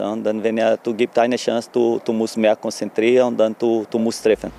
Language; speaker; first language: German; non-native, learner; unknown